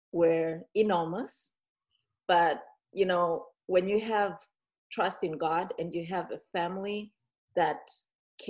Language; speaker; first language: English; non-native, local second language; Shona